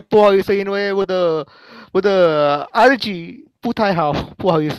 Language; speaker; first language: Chinese; non-native, learner; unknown